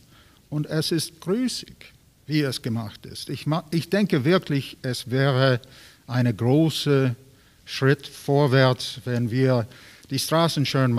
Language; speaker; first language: German; non-native, learner; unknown